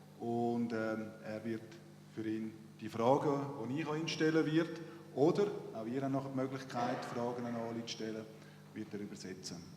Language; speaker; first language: German; native; German